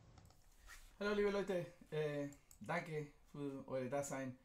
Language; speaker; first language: German; non-native, fluent; Spanish